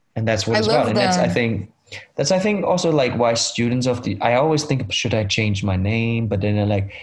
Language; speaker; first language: English; non-native, fluent; German